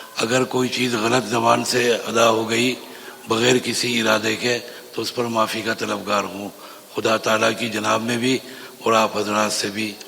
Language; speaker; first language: Urdu; native; Urdu